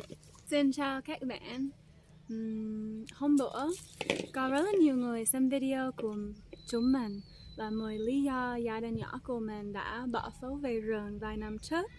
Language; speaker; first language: Vietnamese; non-native, fluent; English